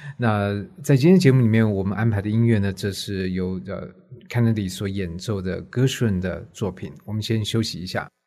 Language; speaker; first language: Chinese; native; Chinese